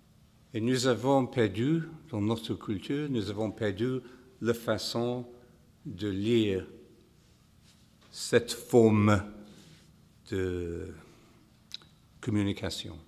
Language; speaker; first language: French; non-native, fluent; English